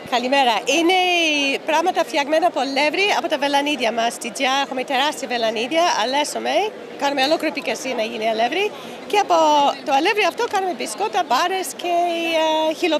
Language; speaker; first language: Greek; non-native, learner; English